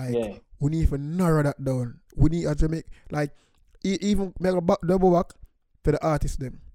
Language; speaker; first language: English; non-native, local second language; Jamaican Creole English